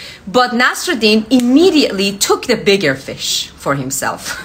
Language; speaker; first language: English; non-native, fluent; Persian